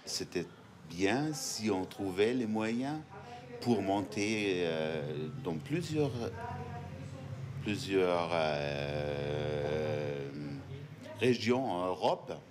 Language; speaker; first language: French; non-native, fluent; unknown